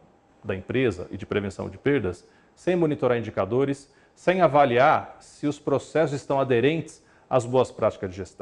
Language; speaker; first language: Portuguese; native; Portuguese